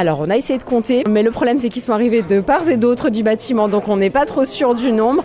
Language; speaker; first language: French; native; French